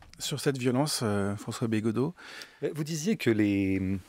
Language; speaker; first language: French; native; French